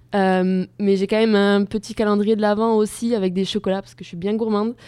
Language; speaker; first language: French; native; French